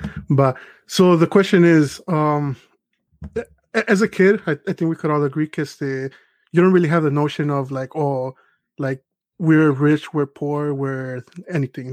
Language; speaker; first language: English; early bilingual, other home language; Spanish